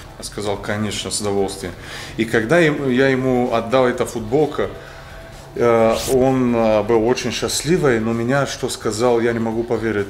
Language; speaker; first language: Russian; non-native, learner; Bulgarian